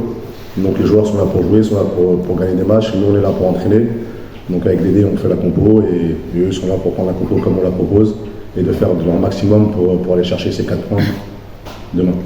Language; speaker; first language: French; native; French